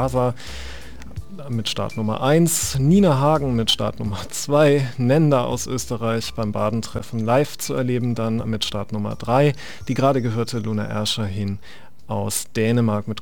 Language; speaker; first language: German; native; German